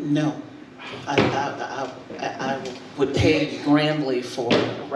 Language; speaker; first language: English; native; English